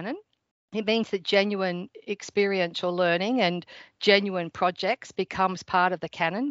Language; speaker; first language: English; native; English